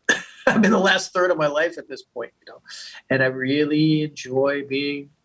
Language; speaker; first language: English; native; English